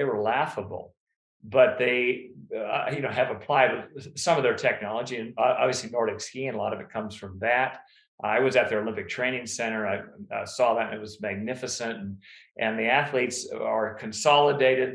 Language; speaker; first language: English; native; English